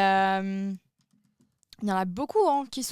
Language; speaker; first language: French; native; French